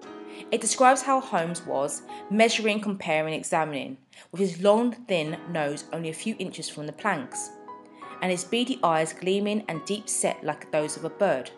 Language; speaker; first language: English; native; English